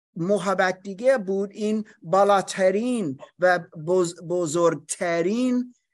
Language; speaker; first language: Persian; non-native, learner; English